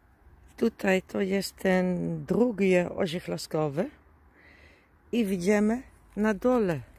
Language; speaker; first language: Polish; non-native, learner; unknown